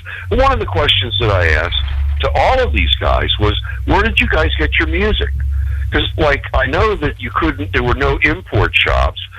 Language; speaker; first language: English; native; English